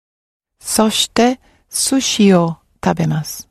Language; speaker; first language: Japanese; non-native, learner; English